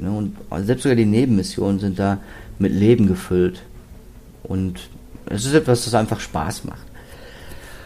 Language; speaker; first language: German; native; German